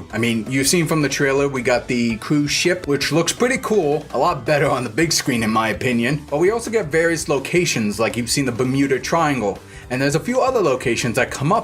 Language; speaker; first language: English; native; English